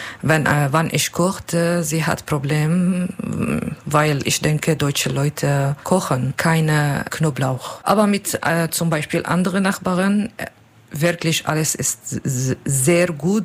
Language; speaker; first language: German; non-native, learner; Kurdish